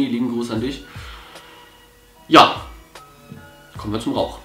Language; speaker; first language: German; native; German